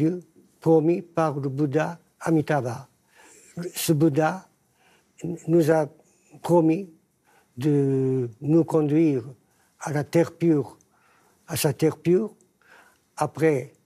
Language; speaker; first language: French; non-native, fluent; Japanese